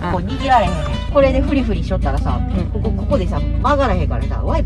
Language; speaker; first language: Japanese; native; Japanese